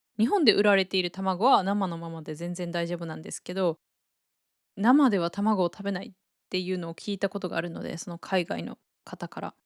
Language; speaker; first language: Japanese; native; Japanese